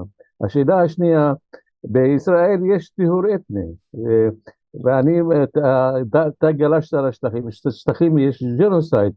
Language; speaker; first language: Hebrew; non-native, local second language; Arabic